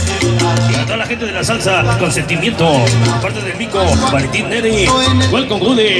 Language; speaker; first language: Spanish; native; Spanish